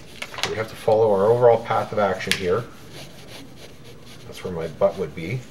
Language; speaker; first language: English; native; English